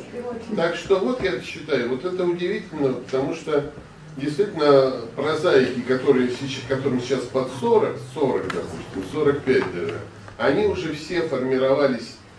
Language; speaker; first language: Russian; native; Russian